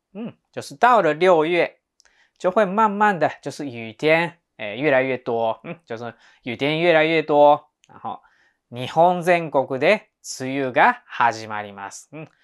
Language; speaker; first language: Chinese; non-native, fluent; Japanese